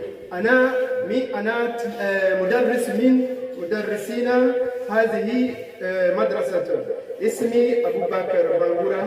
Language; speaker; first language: Arabic; non-native, learner; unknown